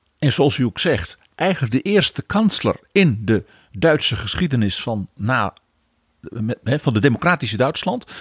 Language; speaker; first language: Dutch; native; Dutch